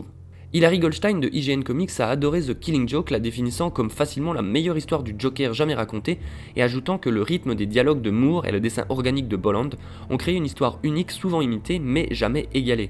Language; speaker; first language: French; native; French